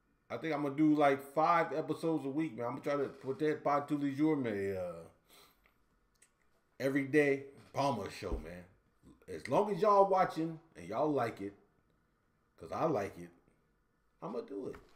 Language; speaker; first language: English; native; English